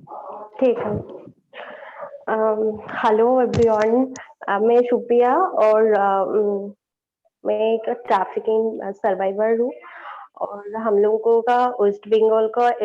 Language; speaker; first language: Hindi; non-native, local second language; Bangla